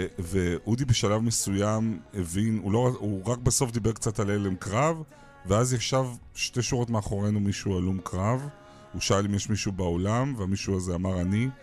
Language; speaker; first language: Hebrew; native; Hebrew